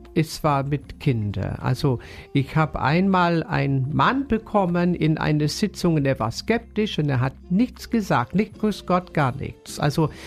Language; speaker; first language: German; non-native, fluent; English